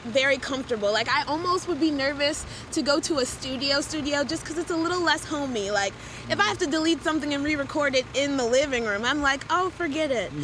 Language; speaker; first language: English; native; English